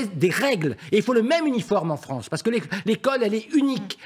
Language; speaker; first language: French; native; French